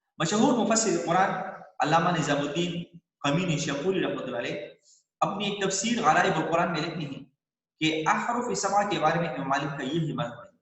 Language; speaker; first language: Urdu; non-native, local second language; Pashto